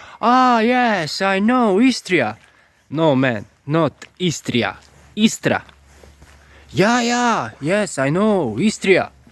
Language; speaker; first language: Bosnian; native; Bosnian